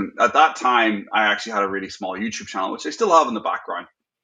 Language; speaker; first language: English; native; English